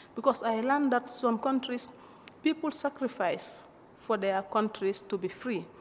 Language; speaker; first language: English; non-native, local second language; Mandingo